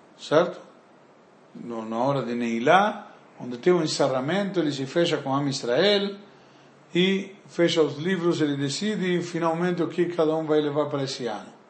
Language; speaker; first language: Portuguese; non-native, fluent; Spanish